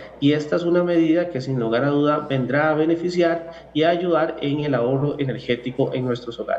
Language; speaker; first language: Spanish; native; Spanish